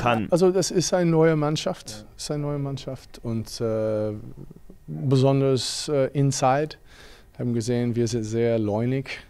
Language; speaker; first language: German; non-native, fluent; English